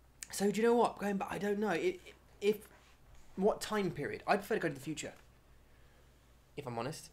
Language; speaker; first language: English; native; English